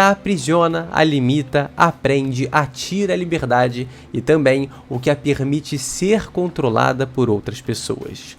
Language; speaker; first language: Portuguese; native; Portuguese